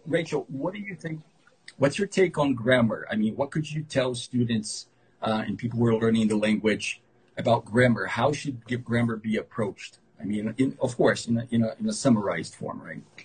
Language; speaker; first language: English; non-native, fluent; Portuguese